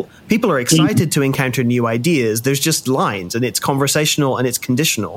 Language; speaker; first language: English; native; English